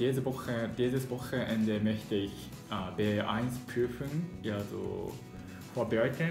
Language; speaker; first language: German; non-native, learner; Japanese